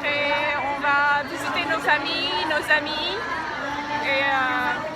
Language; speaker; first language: French; non-native, local second language; Arabic